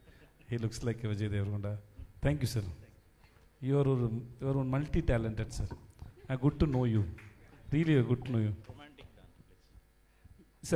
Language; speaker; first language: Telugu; non-native, learner; Tamil